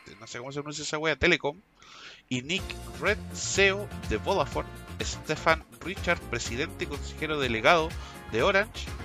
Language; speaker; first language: Spanish; native; Spanish